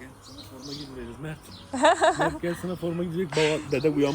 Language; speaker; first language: Turkish; native; Turkish